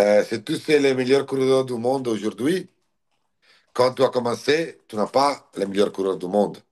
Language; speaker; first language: French; non-native, learner; Italian